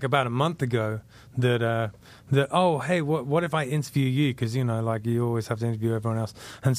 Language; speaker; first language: English; native; English